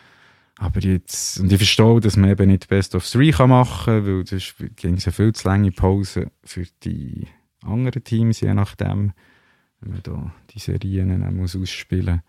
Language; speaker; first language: German; native; German